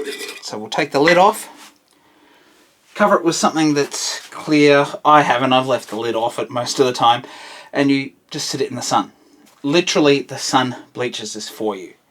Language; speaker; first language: English; native; English